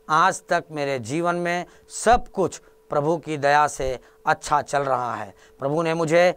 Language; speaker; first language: Hindi; native; Hindi